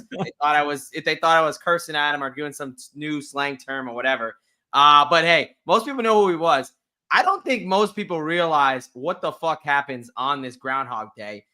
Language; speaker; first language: English; native; English